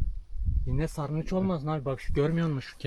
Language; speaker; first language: Turkish; native; Turkish